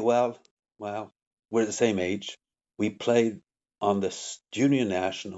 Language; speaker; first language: English; non-native, fluent; Swedish